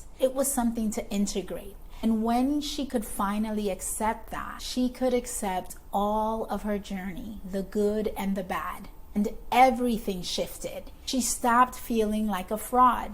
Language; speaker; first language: English; native; English